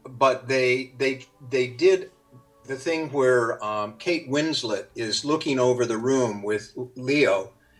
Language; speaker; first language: English; native; English